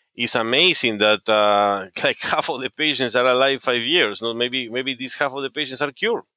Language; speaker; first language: English; non-native, fluent; Spanish